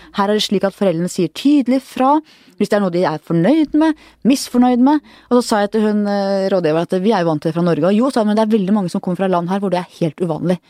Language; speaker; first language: Norwegian; native; Norwegian